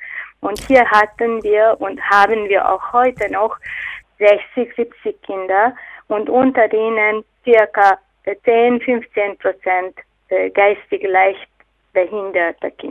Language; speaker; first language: German; non-native, fluent; Hungarian